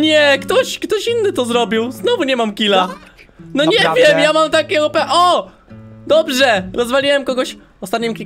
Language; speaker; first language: Polish; native; Polish